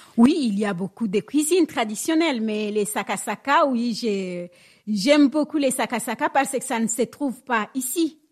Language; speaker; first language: French; non-native, local second language; Swahili